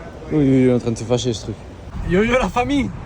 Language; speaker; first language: French; native; French